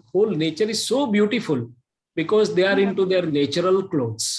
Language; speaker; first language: English; non-native, local second language; Gujarati